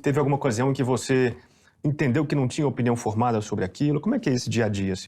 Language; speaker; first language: Portuguese; native; Portuguese